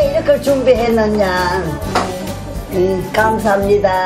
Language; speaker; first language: Korean; native; Korean